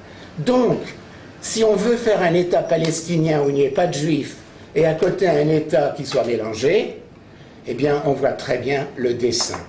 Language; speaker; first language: French; native; French